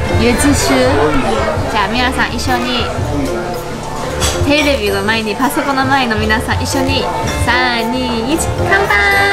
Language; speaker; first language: Japanese; early bilingual, heritage; Chinese